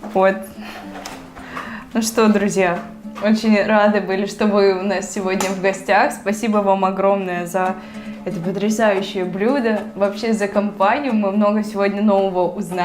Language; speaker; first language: Russian; native; Russian